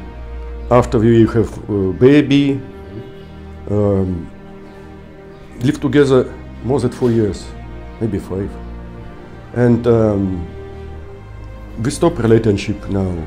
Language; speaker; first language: English; non-native, learner; Russian